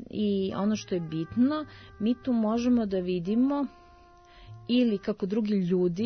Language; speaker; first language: Serbian; native; Serbian